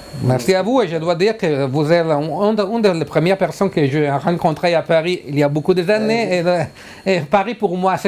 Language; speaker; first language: French; non-native, learner; Italian